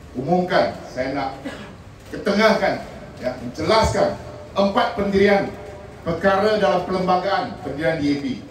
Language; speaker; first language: Malay; non-native, local second language; Min Nan Chinese